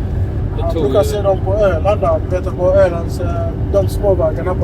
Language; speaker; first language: Swedish; non-native, fluent; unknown